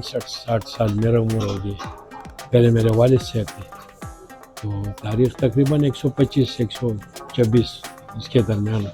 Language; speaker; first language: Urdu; non-native, local second language; Pashto